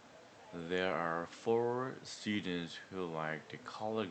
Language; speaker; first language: English; non-native, learner; Korean